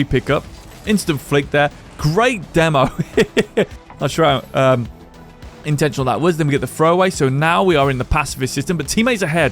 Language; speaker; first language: English; native; English